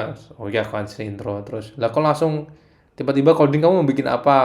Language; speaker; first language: Indonesian; native; Indonesian